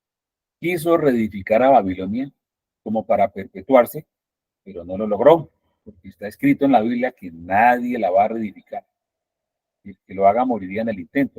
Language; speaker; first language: Spanish; native; Spanish